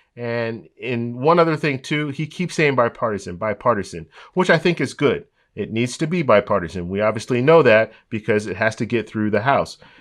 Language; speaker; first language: English; native; English